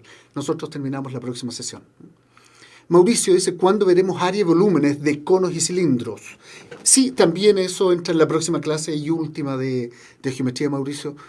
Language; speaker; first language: Spanish; native; Spanish